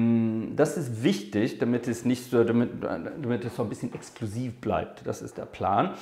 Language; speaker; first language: German; non-native, fluent; English